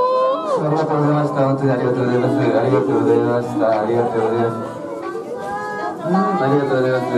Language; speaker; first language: Japanese; non-native, learner; Korean